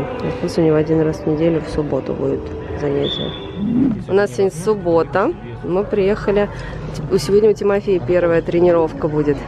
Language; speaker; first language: Russian; native; Russian